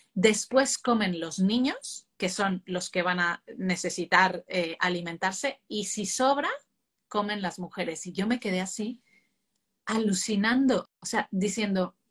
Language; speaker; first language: Spanish; native; Spanish